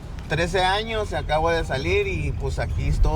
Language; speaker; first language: Spanish; native; Spanish